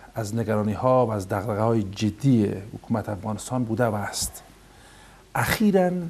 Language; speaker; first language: Persian; native; Persian